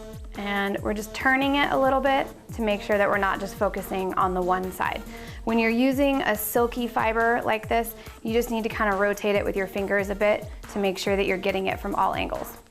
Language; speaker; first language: English; native; English